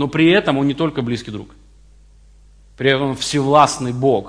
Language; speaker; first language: Russian; native; Russian